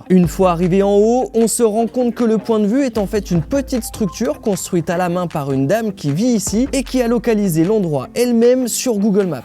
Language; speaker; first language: French; native; French